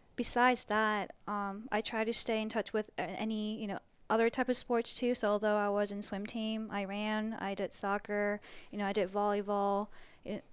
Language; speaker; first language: English; early bilingual, other home language; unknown